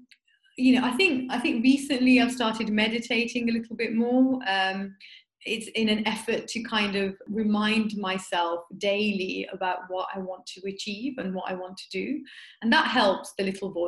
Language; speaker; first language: English; native; English